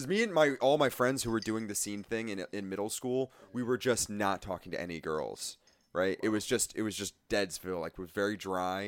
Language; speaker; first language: English; native; English